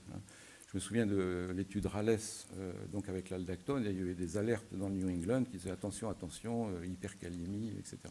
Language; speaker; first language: French; native; French